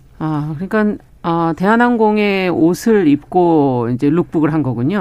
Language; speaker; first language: Korean; native; Korean